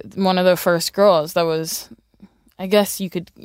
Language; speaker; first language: English; early bilingual, other home language; Swedish